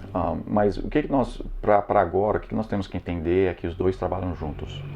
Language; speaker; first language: Portuguese; non-native, fluent; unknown